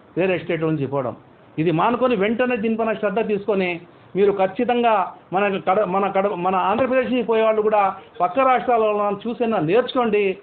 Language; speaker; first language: Telugu; non-native, local second language; Urdu